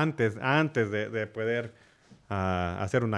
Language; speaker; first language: Spanish; early bilingual, heritage; English